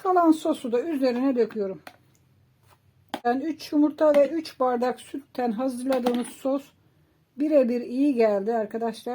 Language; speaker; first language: Turkish; native; Turkish